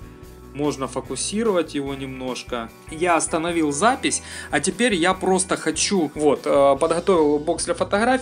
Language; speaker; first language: Russian; native; Russian